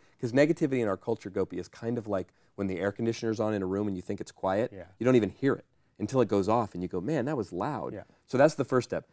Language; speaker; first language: English; native; English